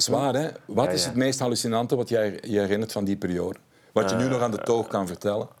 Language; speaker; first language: Dutch; native; Dutch